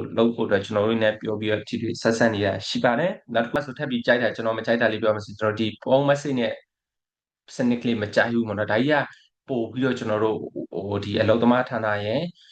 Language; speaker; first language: Burmese; native; Burmese